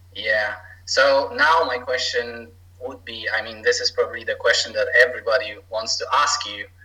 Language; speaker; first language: English; non-native, fluent; Polish